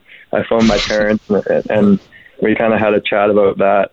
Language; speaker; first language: English; native; English